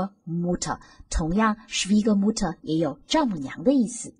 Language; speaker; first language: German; non-native, fluent; Chinese